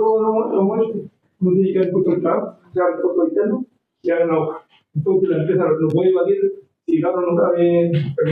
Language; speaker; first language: Spanish; native; Spanish